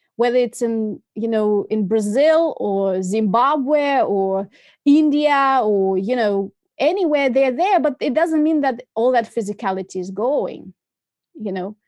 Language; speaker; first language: English; non-native, fluent; Russian